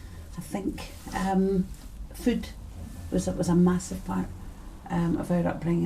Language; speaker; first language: English; native; English